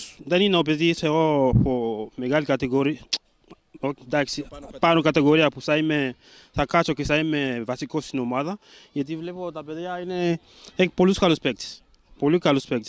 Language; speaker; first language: Greek; non-native, learner; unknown